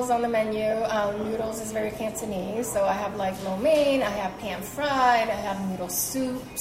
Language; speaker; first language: English; early bilingual, other home language; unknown